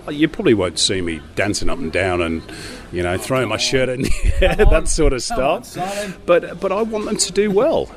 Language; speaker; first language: English; native; English